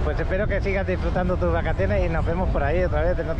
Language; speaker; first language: Spanish; native; Spanish